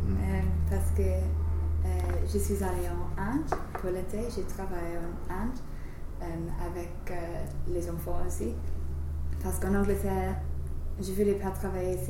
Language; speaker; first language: French; non-native, learner; English